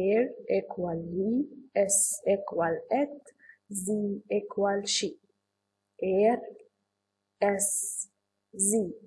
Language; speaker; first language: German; non-native, learner; Arabic